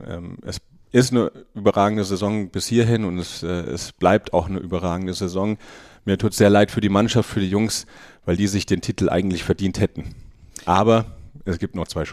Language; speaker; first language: German; native; German